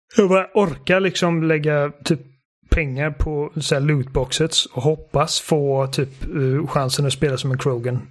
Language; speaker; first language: Swedish; native; Swedish